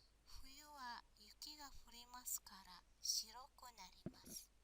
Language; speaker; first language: Japanese; non-native, fluent; Mongolian